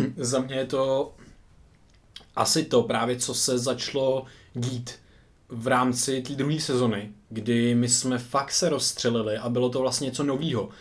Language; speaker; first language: Czech; native; Czech